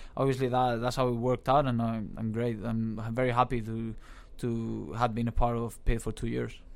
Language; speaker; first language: English; non-native, fluent; Spanish